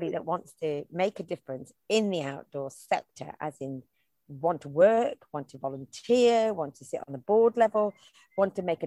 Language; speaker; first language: English; native; English